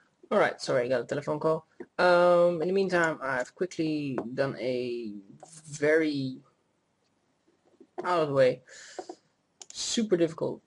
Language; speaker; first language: English; native; English